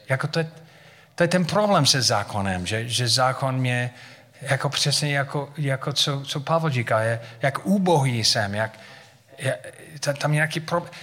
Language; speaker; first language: Czech; non-native, fluent; English